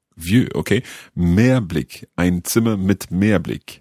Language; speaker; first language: German; non-native, learner; English